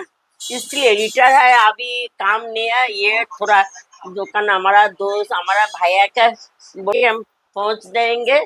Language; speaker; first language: Hindi; non-native, local second language; Bangla